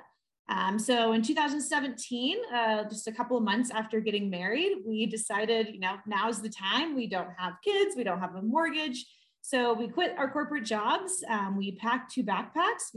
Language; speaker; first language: English; native; English